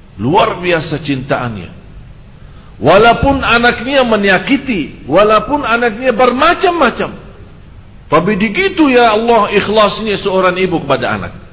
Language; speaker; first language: Indonesian; non-native, fluent; Arabic